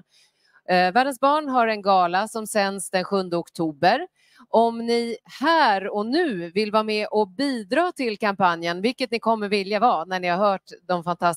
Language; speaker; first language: Swedish; native; Swedish